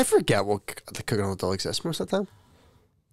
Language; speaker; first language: English; native; English